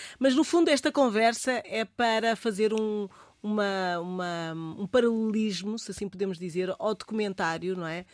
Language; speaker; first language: Portuguese; native; Portuguese